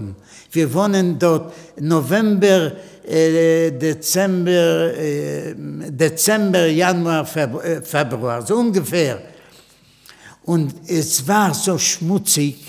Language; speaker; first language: German; non-native, fluent; Yiddish